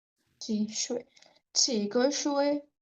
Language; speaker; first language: Chinese; non-native, learner; Urdu